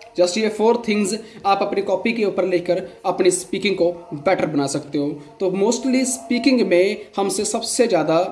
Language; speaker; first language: Hindi; non-native, local second language; Punjabi